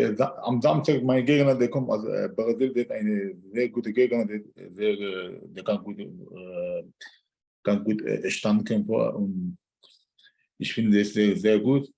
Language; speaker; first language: German; non-native, learner; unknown